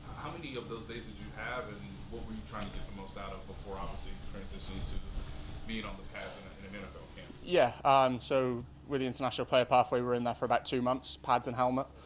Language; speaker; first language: English; native; English